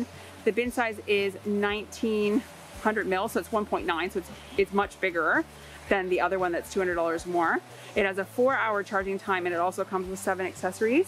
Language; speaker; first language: English; native; English